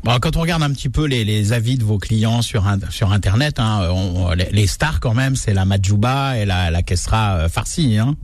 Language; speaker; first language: French; native; French